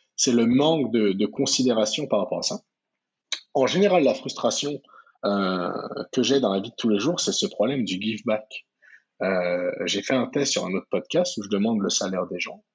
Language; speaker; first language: French; native; French